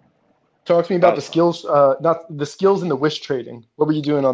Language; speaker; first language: English; native; English